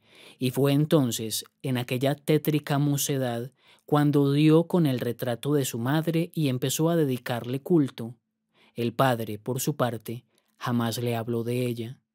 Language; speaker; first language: Spanish; native; Spanish